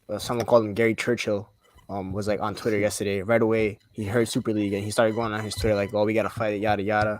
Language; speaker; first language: English; native; English